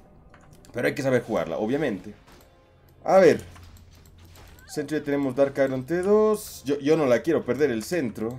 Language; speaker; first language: Spanish; native; Spanish